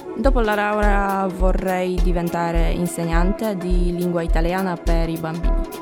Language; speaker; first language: Italian; non-native, fluent; Polish